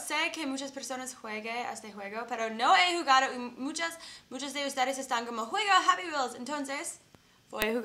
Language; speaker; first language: Spanish; non-native, learner; English